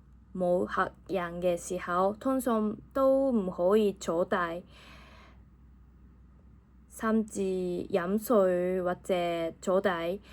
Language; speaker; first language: Cantonese; non-native, fluent; Japanese